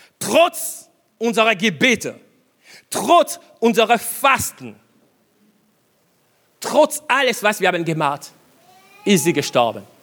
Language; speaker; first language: German; non-native, fluent; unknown